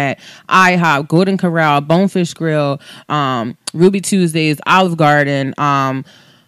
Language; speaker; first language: English; native; English